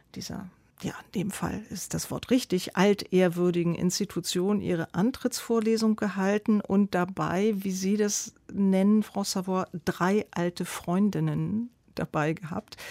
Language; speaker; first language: German; native; German